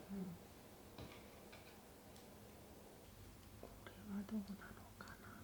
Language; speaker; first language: Japanese; native; Japanese